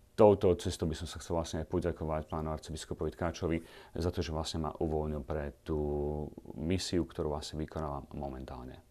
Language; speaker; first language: Slovak; native; Slovak